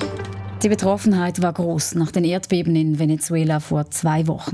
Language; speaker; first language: German; native; German